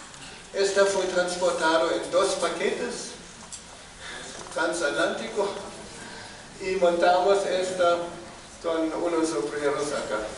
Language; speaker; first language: Spanish; non-native, fluent; German